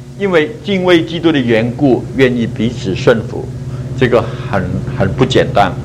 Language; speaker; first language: Chinese; non-native, local second language; Cantonese